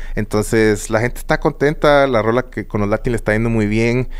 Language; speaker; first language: Spanish; native; Spanish